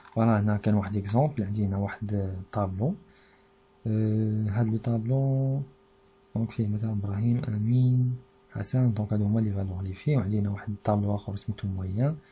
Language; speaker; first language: French; non-native, local second language; Arabic